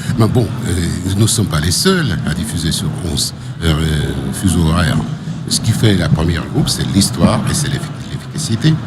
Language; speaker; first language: French; non-native, fluent; Russian